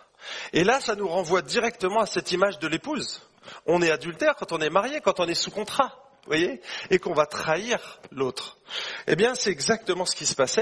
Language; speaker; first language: French; native; French